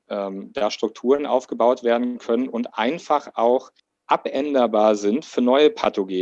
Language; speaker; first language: German; native; German